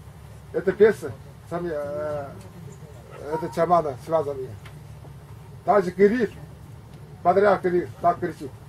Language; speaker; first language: Russian; non-native, local second language; Tuvinian